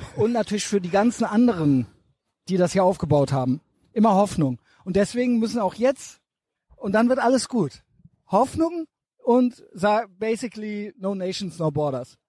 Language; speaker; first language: German; native; German